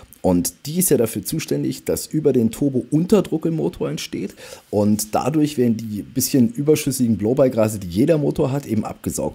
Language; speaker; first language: German; native; German